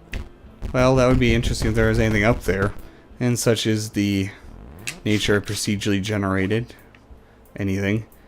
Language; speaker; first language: English; native; English